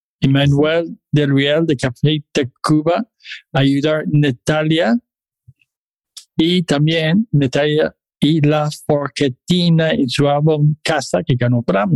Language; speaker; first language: Spanish; non-native, fluent; English